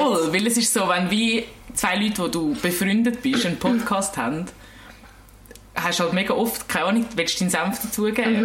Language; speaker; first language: German; native; German